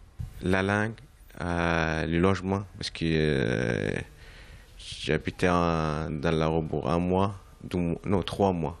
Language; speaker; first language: French; non-native, learner; Arabic